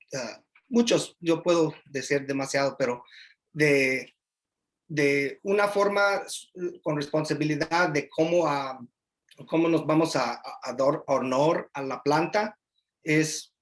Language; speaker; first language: Spanish; early bilingual, heritage; English